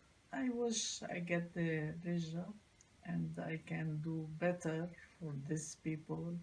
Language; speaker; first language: English; non-native, learner; Arabic